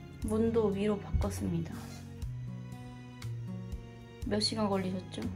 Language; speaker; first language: Korean; native; Korean